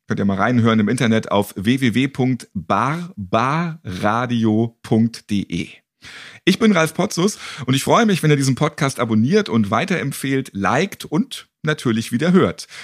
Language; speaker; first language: German; native; German